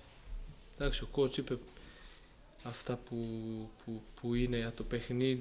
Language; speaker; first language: Greek; non-native, fluent; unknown